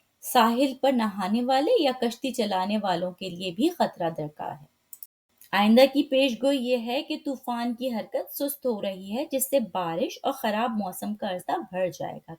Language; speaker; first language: Urdu; native; Urdu